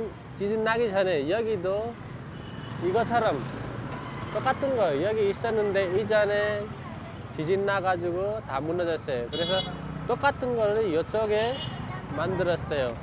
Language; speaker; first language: Korean; non-native, fluent; Nepali